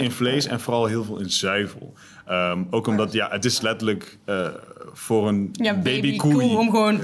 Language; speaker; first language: Dutch; native; Dutch